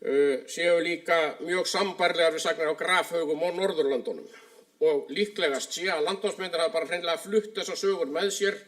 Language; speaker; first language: Icelandic; native; Icelandic